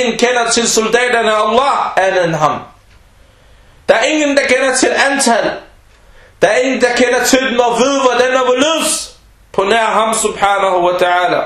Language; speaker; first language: Danish; early bilingual, other home language; Arabic